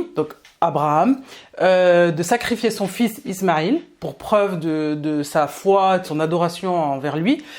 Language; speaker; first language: French; native; French